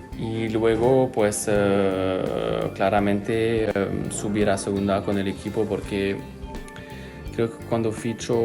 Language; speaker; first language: Spanish; non-native, fluent; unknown